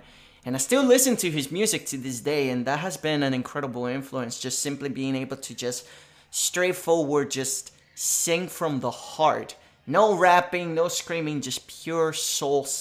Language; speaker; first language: English; non-native, fluent; Spanish